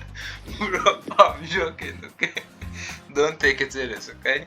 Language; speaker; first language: English; non-native, learner; Arabic